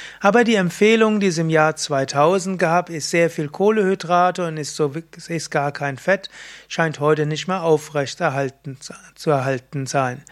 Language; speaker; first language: German; native; German